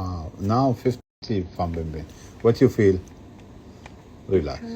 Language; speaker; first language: English; non-native, learner; Arabic